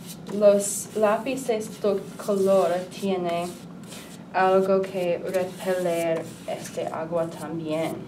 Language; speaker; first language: Spanish; non-native, learner; English